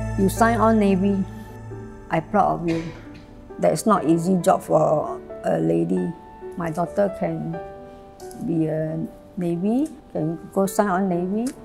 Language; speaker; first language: English; non-native, local second language; Chinese